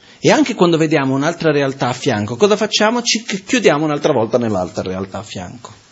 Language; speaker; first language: Italian; non-native, fluent; Portuguese